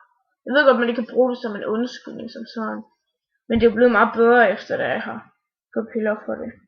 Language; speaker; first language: Danish; native; Danish